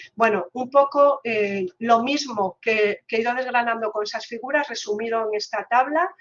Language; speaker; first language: Spanish; native; Spanish